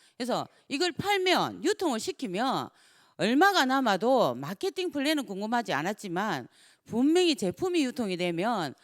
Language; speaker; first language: Korean; native; Korean